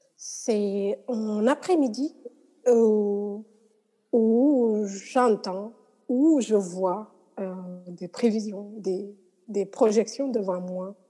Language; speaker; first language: French; non-native, local second language; Wolof